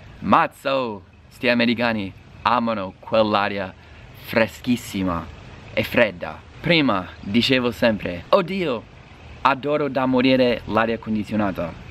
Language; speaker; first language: Italian; non-native, fluent; English